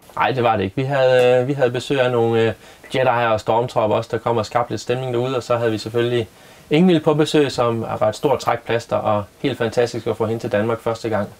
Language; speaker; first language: Danish; native; Danish